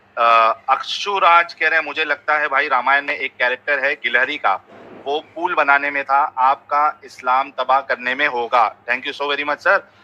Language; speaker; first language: Hindi; native; Hindi